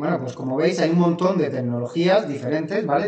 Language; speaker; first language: Spanish; native; Spanish